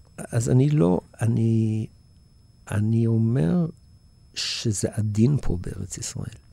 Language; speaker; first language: Hebrew; early bilingual, other home language; English